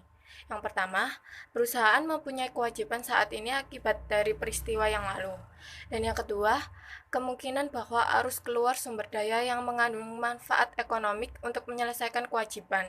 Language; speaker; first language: Indonesian; native; Indonesian